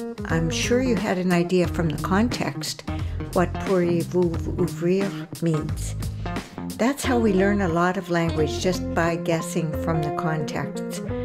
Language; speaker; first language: English; native; English